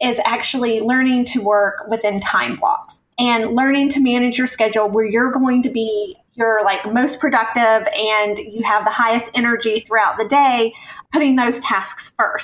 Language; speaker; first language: English; native; English